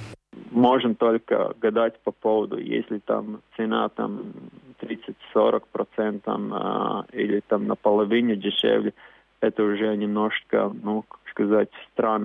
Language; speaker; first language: Russian; non-native, local second language; Latvian